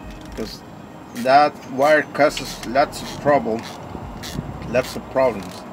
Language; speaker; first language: English; non-native, fluent; Spanish